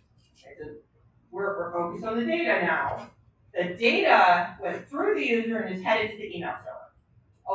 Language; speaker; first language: English; native; English